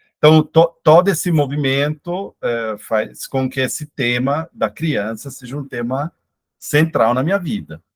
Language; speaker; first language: Portuguese; non-native, fluent; Italian